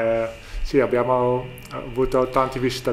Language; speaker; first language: Italian; non-native, learner; Dutch